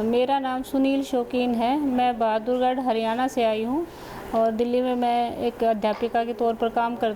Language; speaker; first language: Hindi; native; Hindi